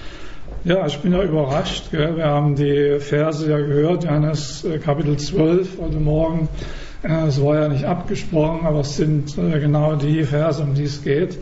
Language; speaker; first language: German; native; German